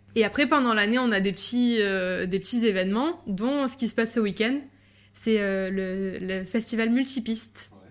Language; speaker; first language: French; native; French